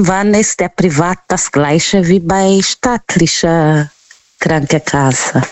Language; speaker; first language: German; non-native, fluent; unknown